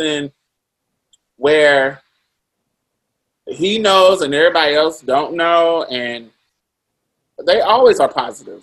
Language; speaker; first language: English; native; English